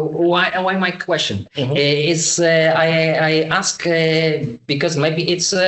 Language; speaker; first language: English; non-native, learner; Polish